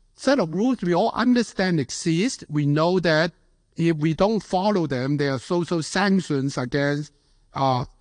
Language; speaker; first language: English; non-native, local second language; Cantonese